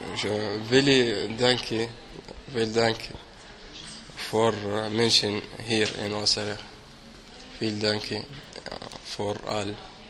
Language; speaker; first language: German; non-native, learner; Arabic